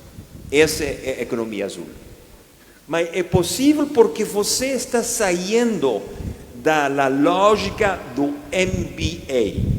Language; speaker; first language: Portuguese; non-native, fluent; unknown